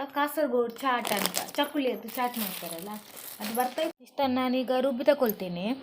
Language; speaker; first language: Kannada; non-native, local second language; Tulu